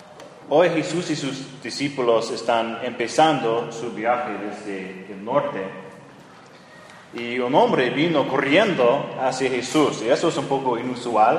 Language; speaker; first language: Spanish; non-native, fluent; English